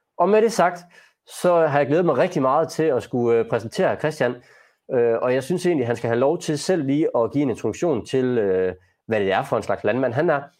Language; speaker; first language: Danish; native; Danish